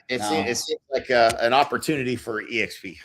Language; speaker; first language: English; native; English